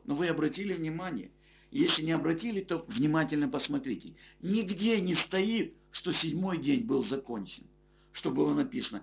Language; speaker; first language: Russian; native; Russian